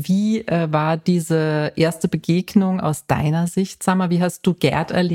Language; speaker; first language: German; native; German